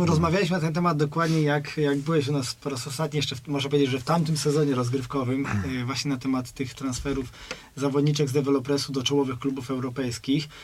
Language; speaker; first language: Polish; native; Polish